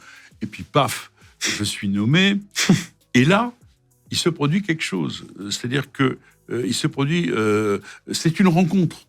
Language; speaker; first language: French; native; French